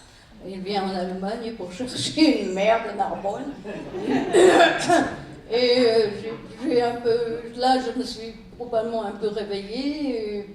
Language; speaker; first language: French; non-native, fluent; German